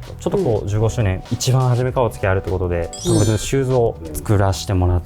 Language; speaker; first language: Japanese; native; Japanese